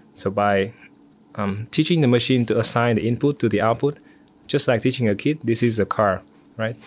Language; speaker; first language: English; non-native, fluent; Vietnamese